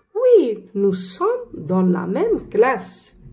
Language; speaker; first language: French; non-native, local second language; Arabic